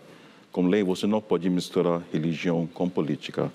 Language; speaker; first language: Portuguese; non-native, fluent; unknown